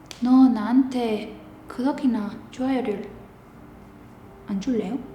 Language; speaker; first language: Korean; non-native, learner; Spanish